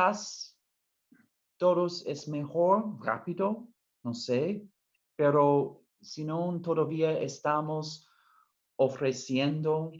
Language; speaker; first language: Spanish; non-native, fluent; English